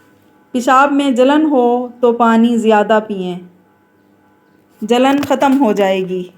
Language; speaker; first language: Urdu; native; Urdu